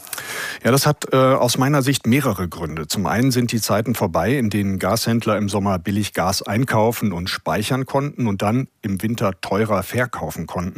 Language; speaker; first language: German; native; German